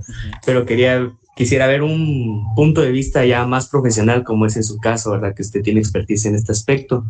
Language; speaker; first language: Spanish; native; Spanish